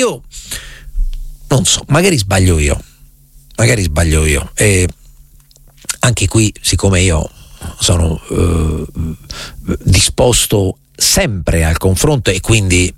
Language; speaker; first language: Italian; native; Italian